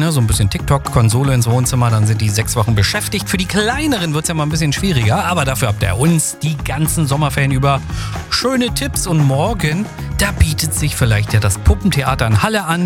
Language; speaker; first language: German; native; German